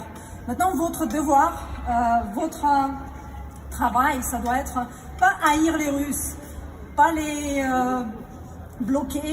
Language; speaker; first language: French; non-native, fluent; Russian